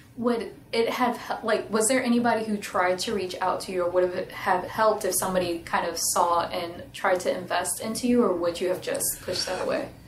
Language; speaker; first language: English; native; English